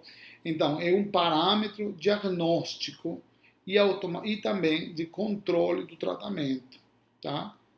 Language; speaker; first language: Portuguese; non-native, fluent; Spanish